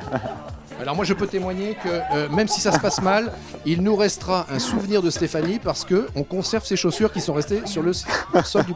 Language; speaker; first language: French; native; French